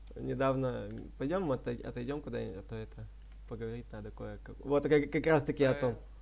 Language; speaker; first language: Russian; native; Russian